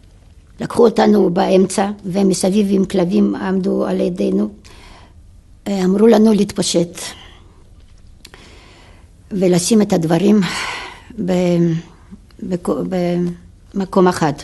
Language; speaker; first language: Hebrew; non-native, fluent; Yiddish